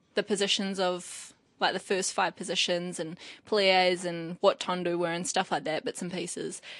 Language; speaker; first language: English; native; English